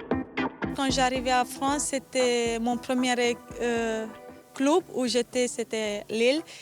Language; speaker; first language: French; non-native, learner; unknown